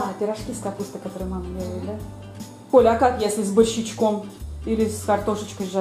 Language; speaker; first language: Russian; native; Russian